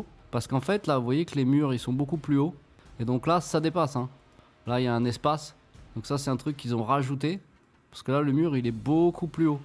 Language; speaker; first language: French; native; French